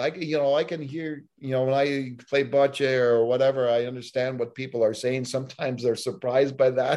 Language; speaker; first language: English; early bilingual, other home language; Italian